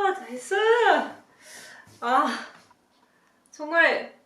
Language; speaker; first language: Korean; non-native, learner; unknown